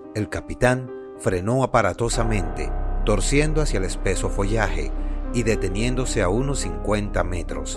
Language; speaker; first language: Spanish; native; Spanish